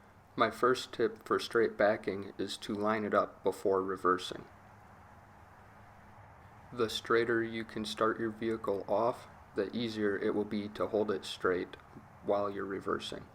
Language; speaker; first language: English; native; English